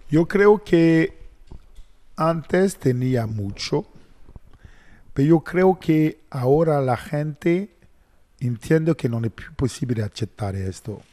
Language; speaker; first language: Spanish; non-native, learner; French